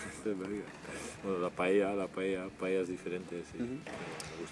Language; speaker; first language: Spanish; non-native, fluent; Dutch